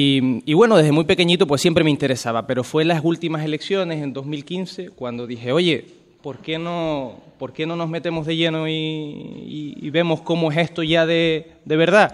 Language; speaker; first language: Spanish; native; Spanish